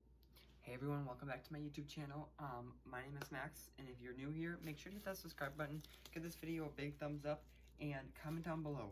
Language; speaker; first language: English; native; English